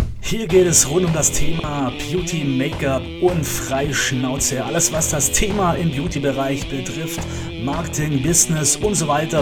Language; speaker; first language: German; native; German